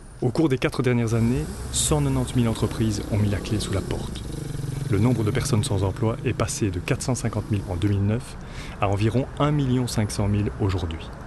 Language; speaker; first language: French; native; French